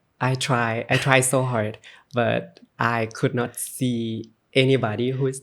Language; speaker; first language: English; non-native, learner; Thai